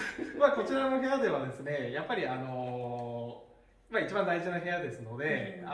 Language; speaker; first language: Japanese; native; Japanese